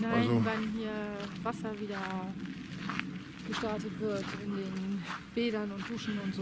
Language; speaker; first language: German; native; German